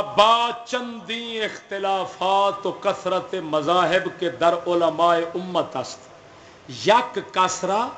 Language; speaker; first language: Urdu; non-native, local second language; Punjabi